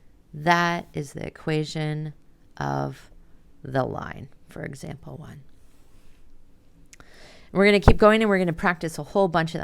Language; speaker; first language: English; native; English